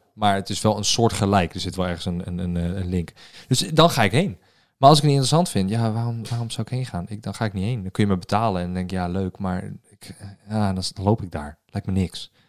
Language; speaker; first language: Dutch; native; Dutch